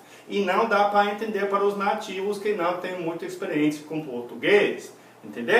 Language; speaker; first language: Portuguese; non-native, fluent; English